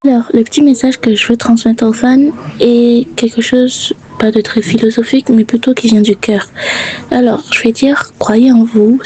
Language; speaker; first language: French; native; French